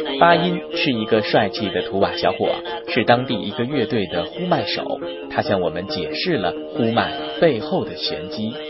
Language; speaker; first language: Chinese; native; Chinese